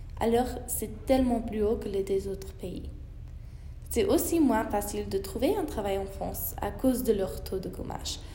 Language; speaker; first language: French; non-native, learner; English